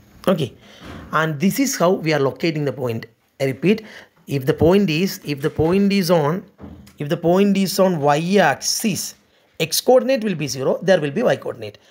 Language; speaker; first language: English; non-native, local second language; Malayalam